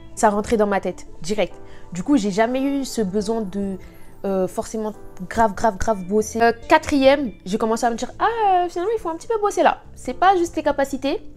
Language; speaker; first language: French; native; French